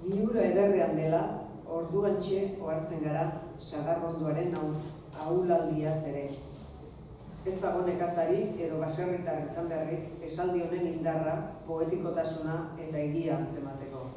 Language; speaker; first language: Basque; native; Basque